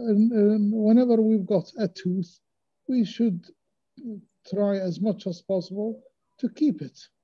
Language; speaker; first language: English; non-native, fluent; Arabic